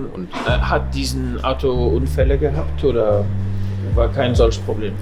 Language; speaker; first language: German; non-native, learner; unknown